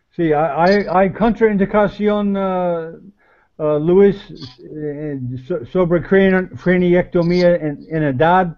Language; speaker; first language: Spanish; non-native, learner; English